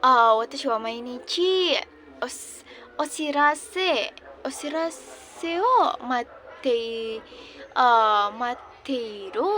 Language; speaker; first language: Japanese; non-native, learner; Indonesian